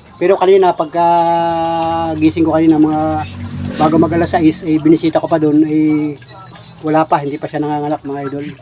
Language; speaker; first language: Filipino; native; Filipino